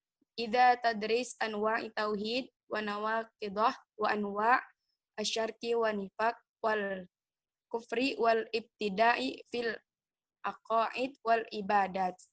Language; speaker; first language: Arabic; non-native, learner; Indonesian